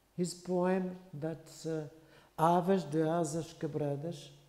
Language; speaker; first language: English; non-native, fluent; French